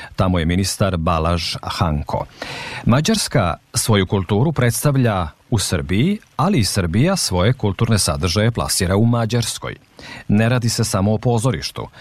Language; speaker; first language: Serbian; native; Serbian